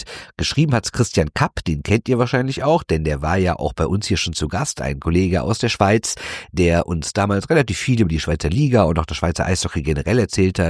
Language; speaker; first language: German; native; German